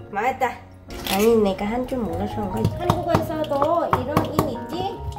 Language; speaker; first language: Korean; non-native, learner; Vietnamese